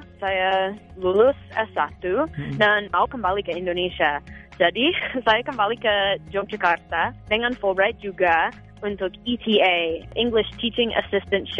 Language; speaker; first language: Indonesian; non-native, fluent; English